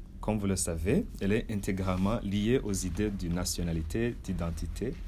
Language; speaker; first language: French; non-native, learner; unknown